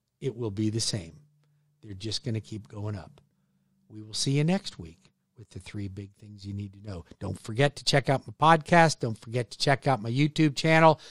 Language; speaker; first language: English; native; English